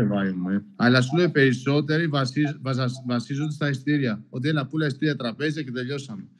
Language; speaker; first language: Greek; non-native, local second language; Albanian